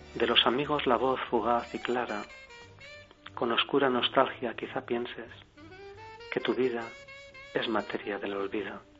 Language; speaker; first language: Spanish; non-native, local second language; Basque